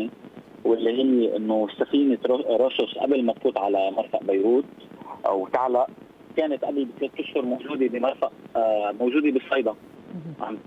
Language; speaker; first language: Arabic; native; Arabic